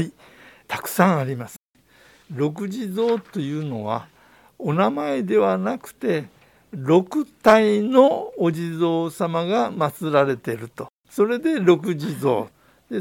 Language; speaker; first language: Japanese; native; Japanese